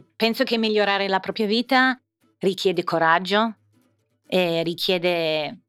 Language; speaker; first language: Italian; non-native, fluent; English